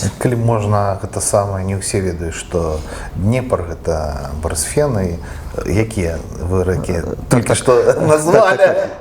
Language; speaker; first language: Belarusian; non-native, local second language; Russian